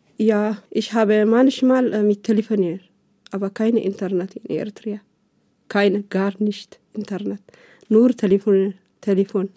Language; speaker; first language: German; non-native, learner; Tigrinya